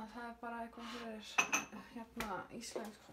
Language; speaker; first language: Icelandic; non-native, learner; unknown